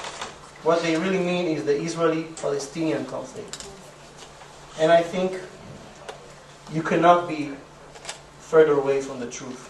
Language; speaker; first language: English; non-native, fluent; Hebrew